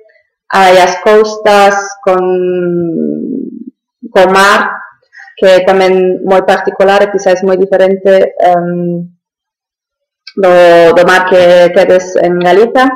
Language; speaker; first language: Spanish; non-native, fluent; German